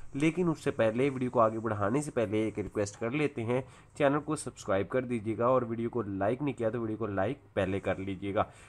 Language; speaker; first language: Urdu; native; Urdu